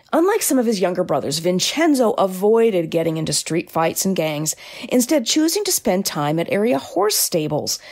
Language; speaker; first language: English; native; English